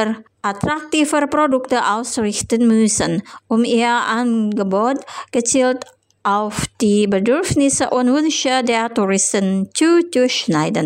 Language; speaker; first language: German; non-native, fluent; Indonesian